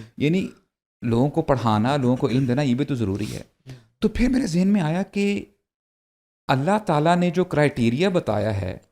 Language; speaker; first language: Urdu; native; Urdu